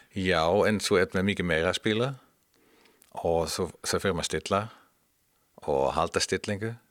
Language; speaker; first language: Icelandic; non-native, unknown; Dutch